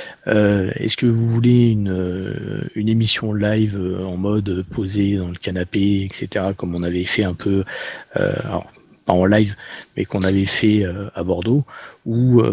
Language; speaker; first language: French; native; French